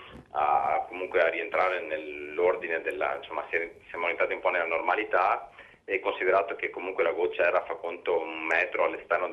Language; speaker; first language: Italian; native; Italian